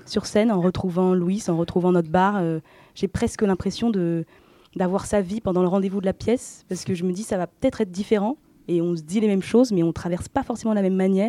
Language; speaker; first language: French; native; French